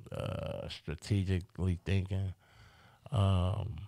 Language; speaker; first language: English; native; English